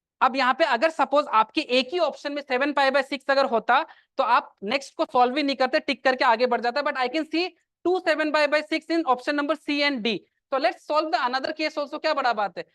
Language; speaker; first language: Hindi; non-native, local second language; Assamese